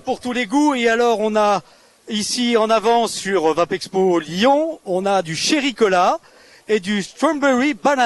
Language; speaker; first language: French; native; French